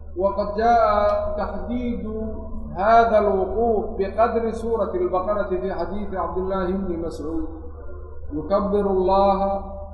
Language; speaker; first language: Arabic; non-native, local second language; Somali